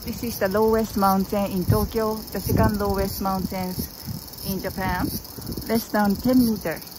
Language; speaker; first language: English; non-native, fluent; Japanese